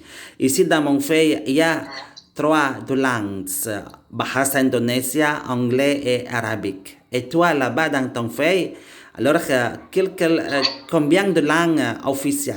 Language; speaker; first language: French; non-native, learner; Indonesian